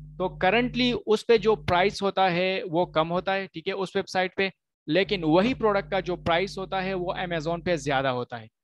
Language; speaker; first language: Urdu; non-native, local second language; Punjabi